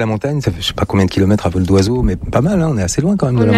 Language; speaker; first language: French; native; French